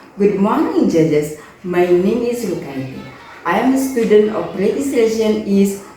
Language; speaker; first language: English; non-native, learner; Indonesian